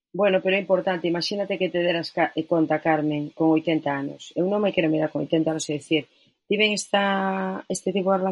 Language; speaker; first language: Galician; non-native, local second language; Spanish